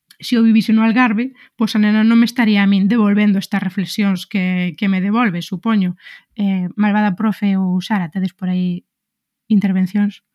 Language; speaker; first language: Galician; native; Galician